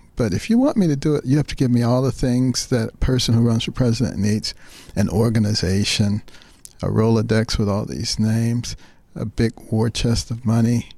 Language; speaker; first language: English; native; English